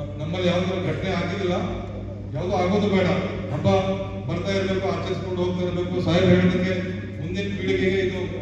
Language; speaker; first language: Kannada; native; Kannada